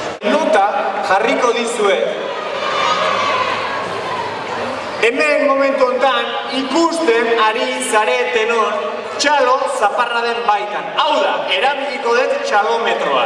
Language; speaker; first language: Basque; native; Basque